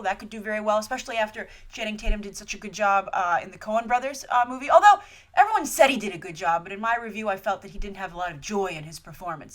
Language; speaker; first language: English; native; English